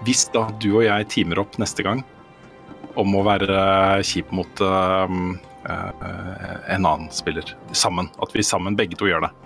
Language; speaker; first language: Norwegian; native; Norwegian